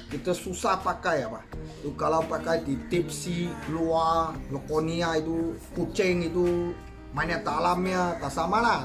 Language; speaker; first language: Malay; non-native, local second language; Chinese